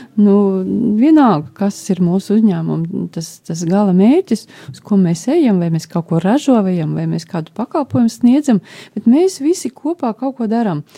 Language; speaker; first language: Latvian; native; Latvian